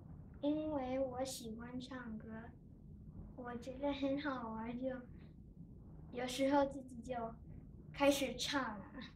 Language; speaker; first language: Chinese; early bilingual, heritage; Chinese